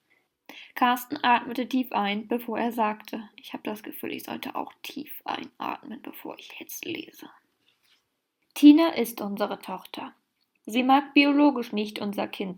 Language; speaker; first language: German; native; German